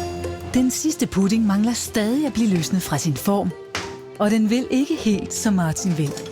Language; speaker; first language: Danish; native; Danish